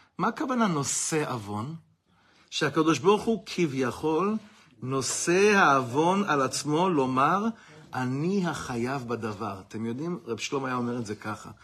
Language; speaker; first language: Hebrew; non-native, fluent; English